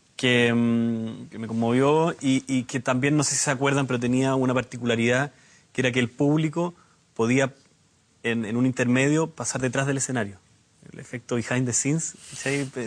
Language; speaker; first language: Spanish; native; Spanish